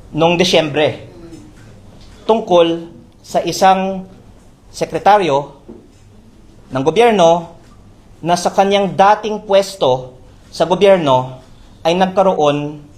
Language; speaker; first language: Filipino; native; Filipino